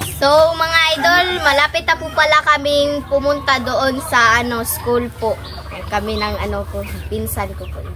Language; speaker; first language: Filipino; non-native, local second language; Cebuano